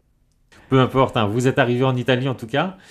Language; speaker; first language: French; native; French